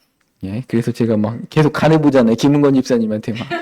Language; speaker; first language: Korean; native; Korean